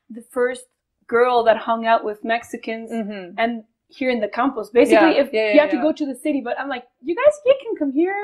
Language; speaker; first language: English; non-native, fluent; Spanish